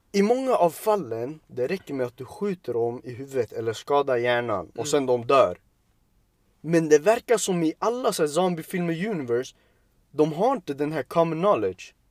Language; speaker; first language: Swedish; early bilingual, other home language; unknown